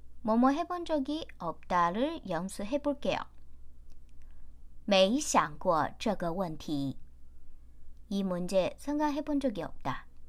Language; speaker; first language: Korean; non-native, fluent; Chinese